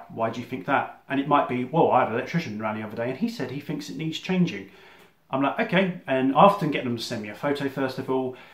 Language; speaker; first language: English; native; English